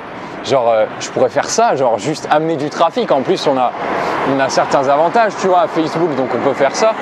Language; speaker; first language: French; native; French